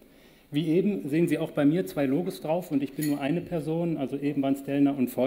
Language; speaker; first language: German; native; German